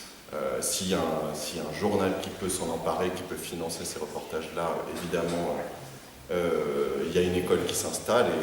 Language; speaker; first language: French; native; French